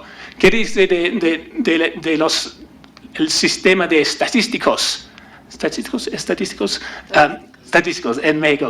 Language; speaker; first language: Spanish; non-native, learner; English